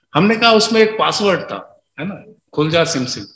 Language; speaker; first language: Hindi; non-native, local second language; Magahi